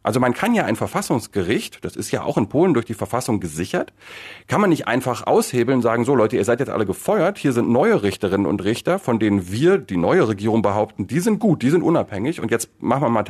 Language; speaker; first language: German; native; German